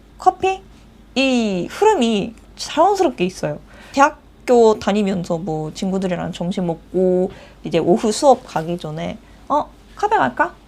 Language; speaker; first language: Korean; non-native, fluent; Japanese